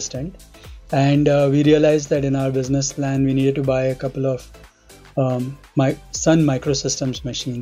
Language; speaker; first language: English; non-native, local second language; Hindi